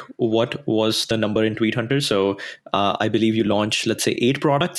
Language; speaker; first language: English; non-native, local second language; Hindi